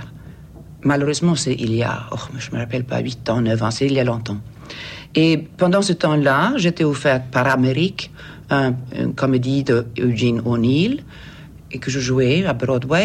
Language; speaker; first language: French; non-native, fluent; Swedish